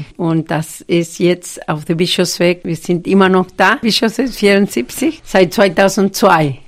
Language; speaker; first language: German; non-native, fluent; Spanish